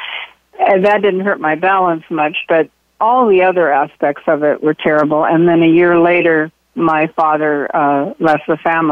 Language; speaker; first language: English; native; English